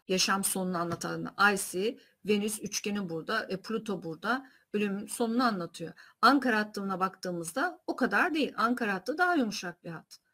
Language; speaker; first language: Turkish; early bilingual, heritage; Turkish